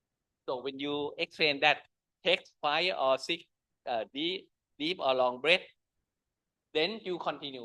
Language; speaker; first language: English; non-native, learner; Thai